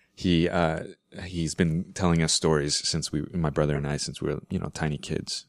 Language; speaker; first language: English; early bilingual, other home language; Vietnamese